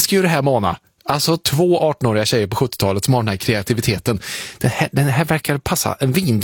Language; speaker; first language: Swedish; native; Swedish